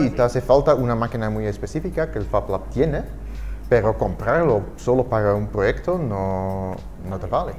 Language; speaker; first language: Spanish; non-native, fluent; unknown